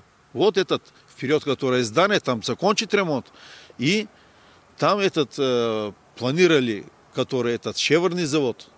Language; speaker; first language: Russian; non-native, learner; Turkish